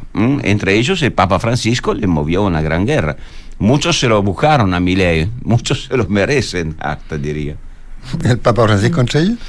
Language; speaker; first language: Spanish; non-native, fluent; Italian